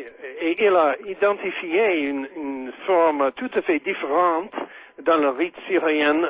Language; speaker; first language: French; non-native, fluent; English